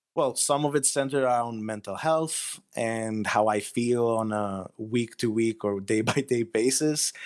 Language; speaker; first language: English; non-native, fluent; Greek